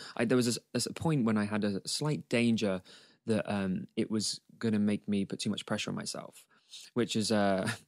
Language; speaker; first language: English; native; English